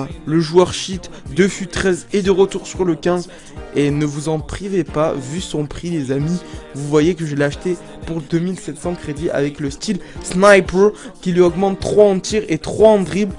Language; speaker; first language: French; native; French